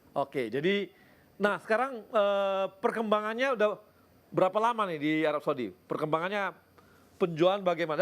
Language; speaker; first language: Indonesian; native; Indonesian